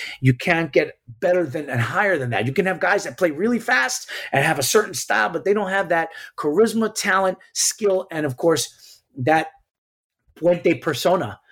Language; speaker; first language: English; early bilingual, other home language; Spanish